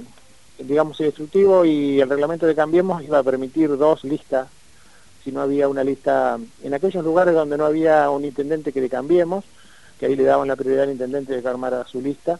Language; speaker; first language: Spanish; native; Spanish